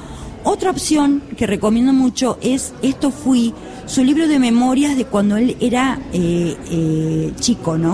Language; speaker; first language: Spanish; native; Spanish